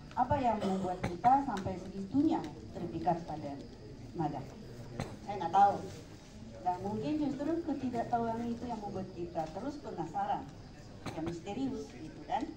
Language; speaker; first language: Indonesian; non-native, fluent; Japanese